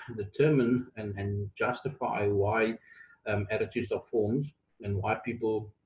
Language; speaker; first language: English; non-native, local second language; Afrikaans